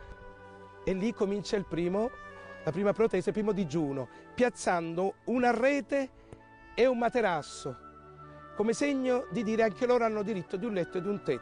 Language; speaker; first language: Italian; native; Italian